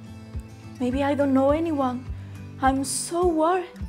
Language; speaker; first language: English; non-native, fluent; Spanish